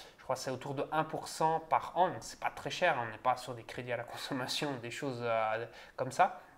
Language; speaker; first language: French; native; French